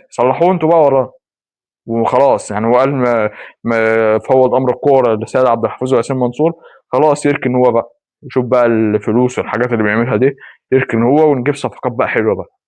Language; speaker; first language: Arabic; native; Arabic